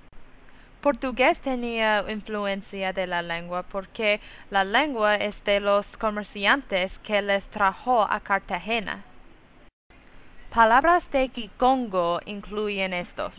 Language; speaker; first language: Spanish; non-native, learner; English